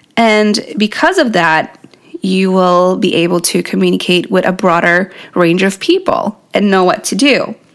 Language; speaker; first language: English; non-native, fluent; Polish